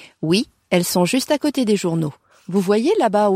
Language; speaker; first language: French; native; French